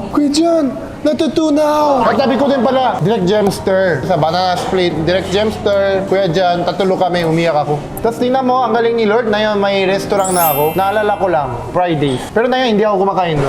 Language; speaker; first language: Filipino; non-native, fluent; Korean